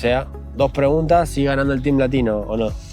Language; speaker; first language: Spanish; native; Spanish